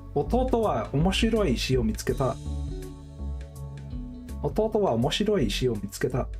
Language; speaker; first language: Japanese; non-native, learner; English